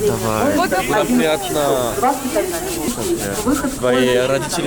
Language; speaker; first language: Russian; non-native, learner; French